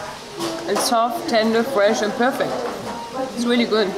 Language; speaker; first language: English; non-native, fluent; German